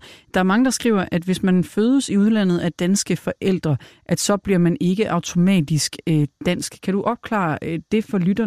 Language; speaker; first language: Danish; native; Danish